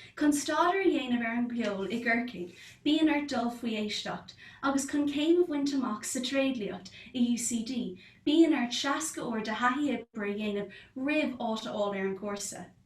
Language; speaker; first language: Irish; non-native, local second language; English